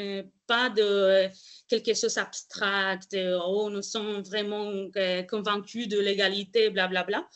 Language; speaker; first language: French; non-native, fluent; Spanish